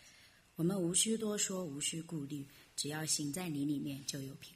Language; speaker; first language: Chinese; native; Chinese